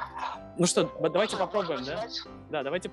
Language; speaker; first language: Russian; native; Russian